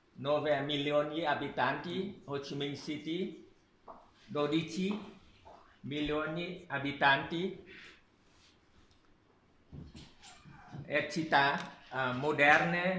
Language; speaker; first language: Italian; non-native, learner; Vietnamese